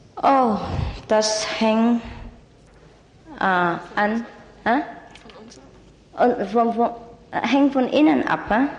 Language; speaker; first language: German; non-native, learner; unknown